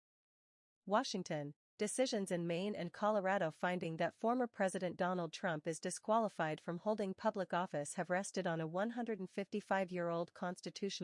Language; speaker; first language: English; native; English